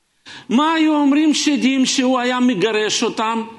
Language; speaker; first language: Hebrew; non-native, fluent; Russian